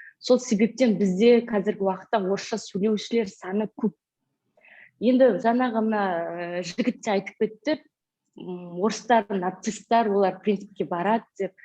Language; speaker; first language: Kazakh; native; Kazakh